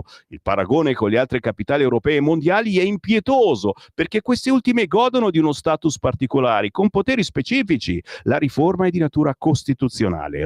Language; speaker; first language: Italian; native; Italian